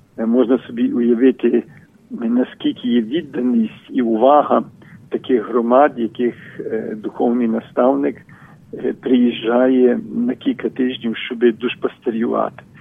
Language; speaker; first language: Ukrainian; early bilingual, heritage; Ukrainian